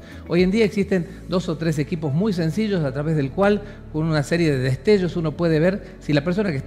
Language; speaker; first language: Spanish; native; Spanish